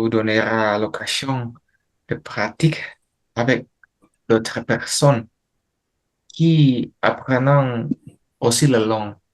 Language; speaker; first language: French; non-native, learner; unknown